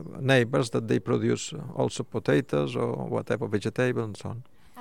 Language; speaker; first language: English; non-native, fluent; Spanish